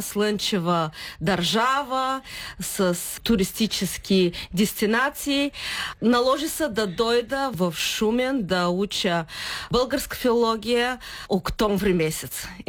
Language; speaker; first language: Bulgarian; early bilingual, heritage; Bulgarian